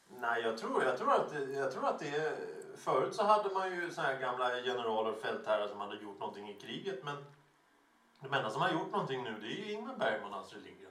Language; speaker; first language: Swedish; native; Swedish